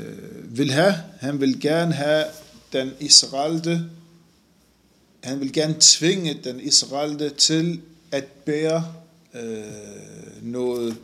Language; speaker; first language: Danish; non-native, fluent; Arabic